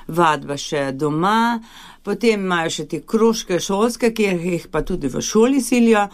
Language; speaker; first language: Slovenian; early bilingual, other home language; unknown